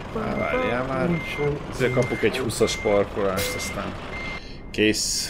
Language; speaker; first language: Hungarian; native; Hungarian